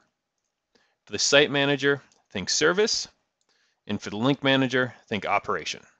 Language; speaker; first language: English; native; English